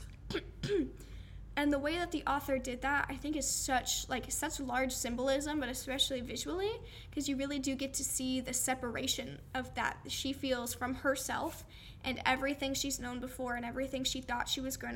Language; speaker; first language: English; native; English